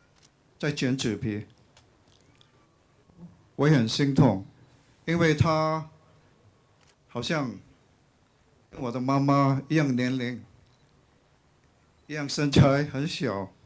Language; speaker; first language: Chinese; non-native, local second language; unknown